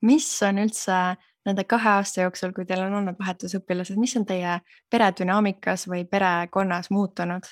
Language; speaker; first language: Estonian; native; Estonian